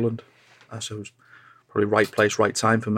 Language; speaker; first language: English; native; English